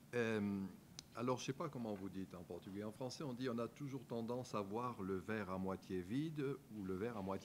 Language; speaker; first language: French; native; French